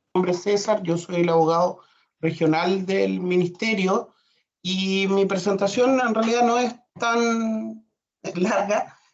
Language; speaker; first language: Spanish; native; Spanish